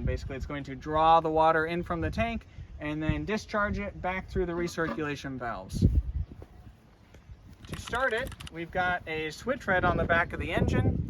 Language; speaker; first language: English; native; English